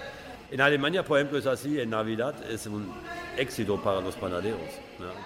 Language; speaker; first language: Spanish; non-native, learner; German